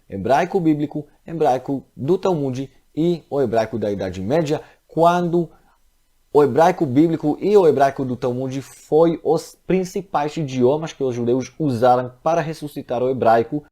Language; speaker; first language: Portuguese; non-native, fluent; Hebrew